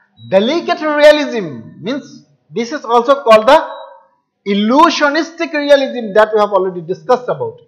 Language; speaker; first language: English; non-native, local second language; Hindi